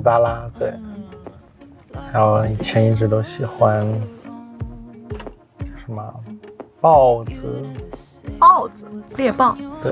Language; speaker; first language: Chinese; early bilingual, heritage; Chinese